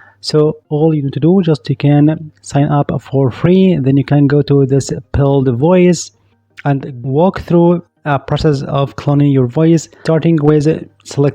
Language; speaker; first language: English; non-native, fluent; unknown